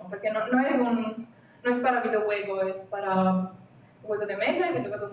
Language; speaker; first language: Spanish; non-native, learner; Italian